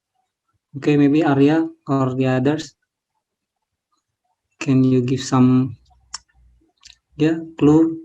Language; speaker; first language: English; non-native, learner; Indonesian